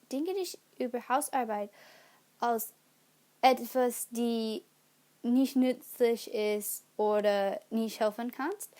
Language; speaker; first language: German; non-native, learner; English